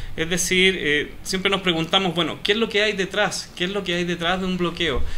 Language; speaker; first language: Spanish; native; Spanish